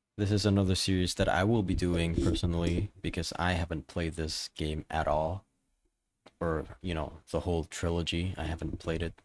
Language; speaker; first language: English; non-native, local second language; Filipino